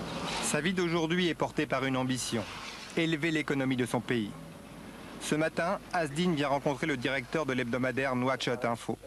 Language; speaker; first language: French; native; French